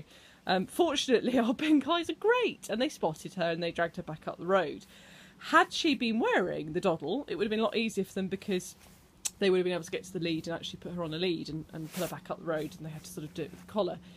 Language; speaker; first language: English; native; English